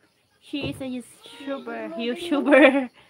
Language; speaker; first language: English; non-native, local second language; Cebuano